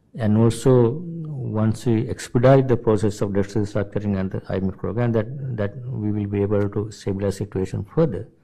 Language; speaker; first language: English; non-native, local second language; Sinhala